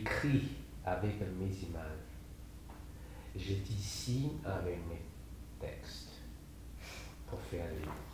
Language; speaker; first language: French; non-native, fluent; Chinese